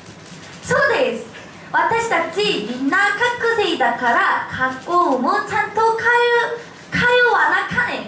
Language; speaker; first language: Japanese; non-native, learner; Korean